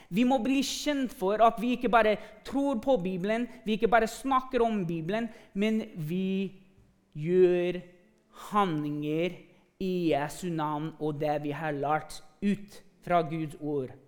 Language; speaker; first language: Norwegian; non-native, fluent; English